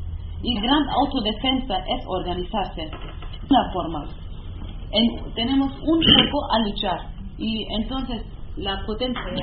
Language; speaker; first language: Spanish; non-native, learner; Kurdish